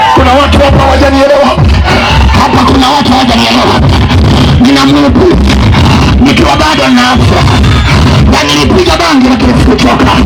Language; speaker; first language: Swahili; native; Swahili